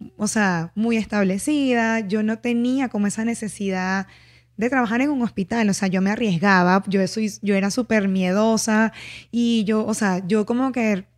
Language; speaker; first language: Spanish; native; Spanish